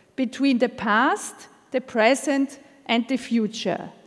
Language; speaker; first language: English; non-native, fluent; German